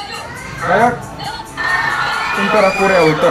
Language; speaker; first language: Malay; non-native, fluent; Korean